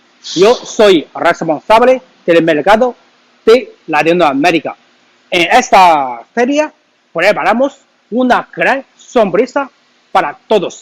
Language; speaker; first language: Spanish; non-native, learner; Chinese